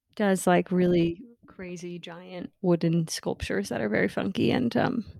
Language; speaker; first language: English; native; English